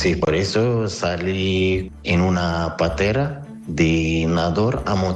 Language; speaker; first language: Spanish; non-native, learner; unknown